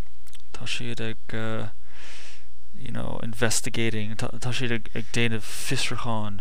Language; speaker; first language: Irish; non-native, learner; English